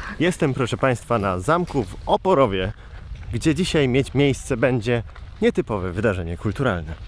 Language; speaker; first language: Polish; native; Polish